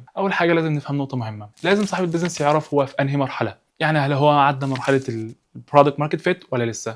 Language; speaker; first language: Arabic; native; Arabic